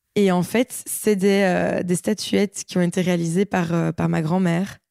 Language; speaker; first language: French; native; French